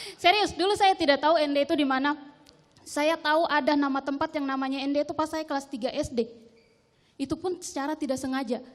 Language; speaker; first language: Indonesian; native; Indonesian